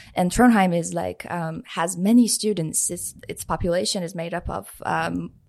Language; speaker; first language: English; non-native, fluent; Persian